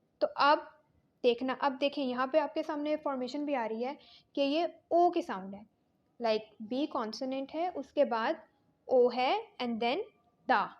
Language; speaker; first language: Urdu; native; Urdu